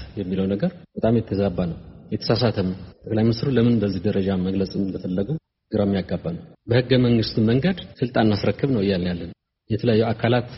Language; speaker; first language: Amharic; non-native, local second language; Tigrinya